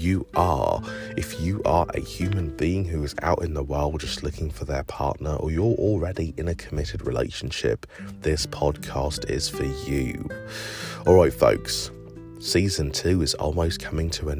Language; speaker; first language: English; native; English